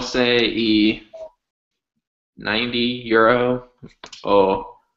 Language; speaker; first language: Spanish; non-native, learner; English